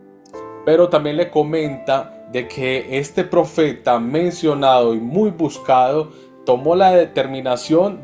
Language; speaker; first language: Spanish; native; Spanish